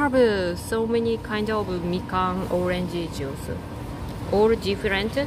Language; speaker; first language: English; non-native, learner; Japanese